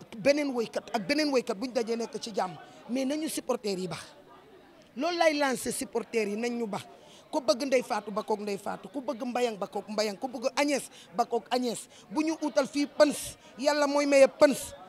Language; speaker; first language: Wolof; non-native, local second language; Serer